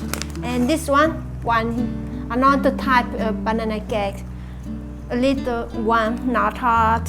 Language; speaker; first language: English; non-native, learner; Vietnamese